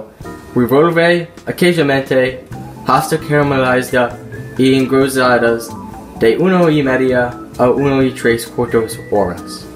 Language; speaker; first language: Spanish; non-native, learner; English